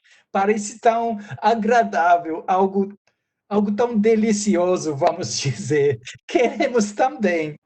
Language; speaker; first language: Portuguese; non-native, fluent; English